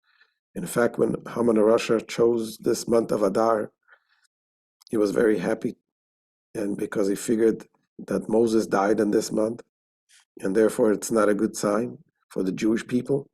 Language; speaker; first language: English; non-native, fluent; Hebrew